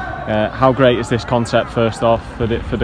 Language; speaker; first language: English; native; English